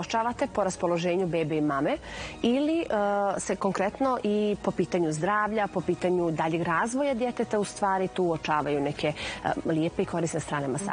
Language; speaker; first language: Serbian; native; Serbian